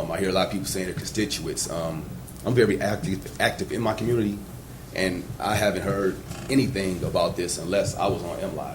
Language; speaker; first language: English; native; English